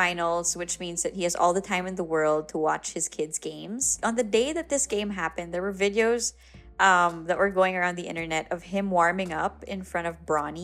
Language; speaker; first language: English; non-native, local second language; Filipino